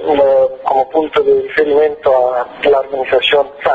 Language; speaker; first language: Spanish; non-native, fluent; Italian